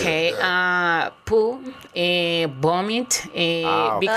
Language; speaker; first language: English; non-native, learner; Spanish